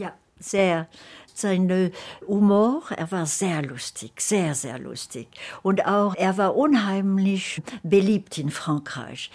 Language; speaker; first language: German; non-native, fluent; French